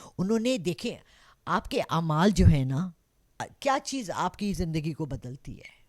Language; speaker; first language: Urdu; non-native, local second language; Pashto